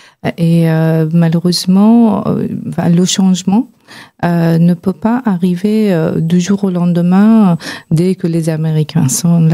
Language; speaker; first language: French; non-native, fluent; Persian